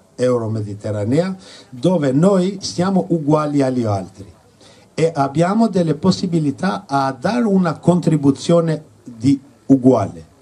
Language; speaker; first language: Italian; non-native, fluent; Albanian